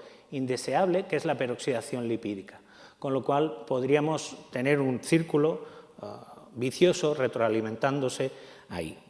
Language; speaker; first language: Spanish; native; Spanish